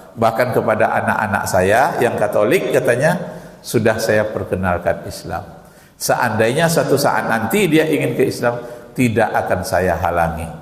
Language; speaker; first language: Indonesian; native; Indonesian